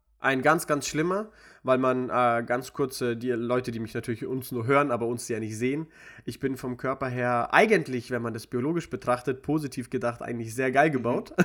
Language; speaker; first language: German; early bilingual, other home language; Russian